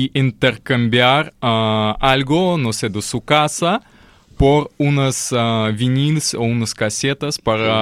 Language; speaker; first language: Spanish; non-native, learner; Russian